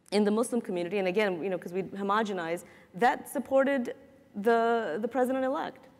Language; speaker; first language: English; native; English